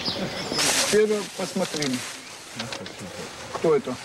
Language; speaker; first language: Russian; non-native, learner; French